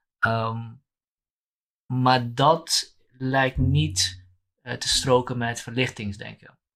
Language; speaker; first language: Dutch; native; Dutch